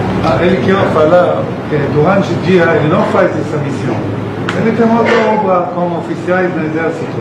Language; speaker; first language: Portuguese; non-native, learner; Hebrew